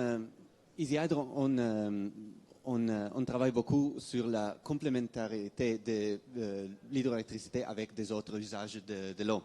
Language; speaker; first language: French; non-native, fluent; Italian